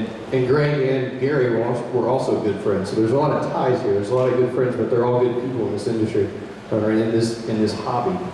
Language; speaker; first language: English; native; English